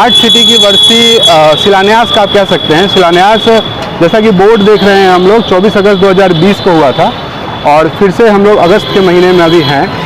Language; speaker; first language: Hindi; native; Hindi